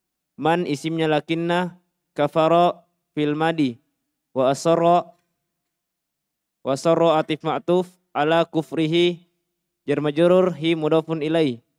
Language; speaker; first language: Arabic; non-native, learner; Indonesian